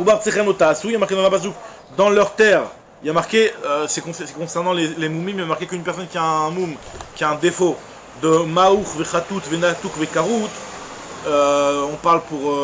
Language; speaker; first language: French; native; French